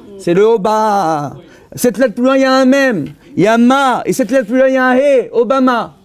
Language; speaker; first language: French; native; French